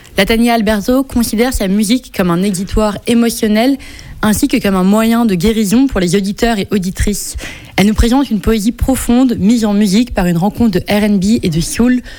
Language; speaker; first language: French; native; French